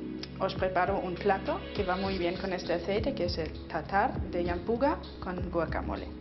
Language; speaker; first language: Spanish; non-native, fluent; German